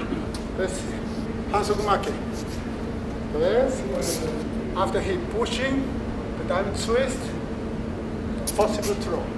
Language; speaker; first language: English; non-native, learner; Spanish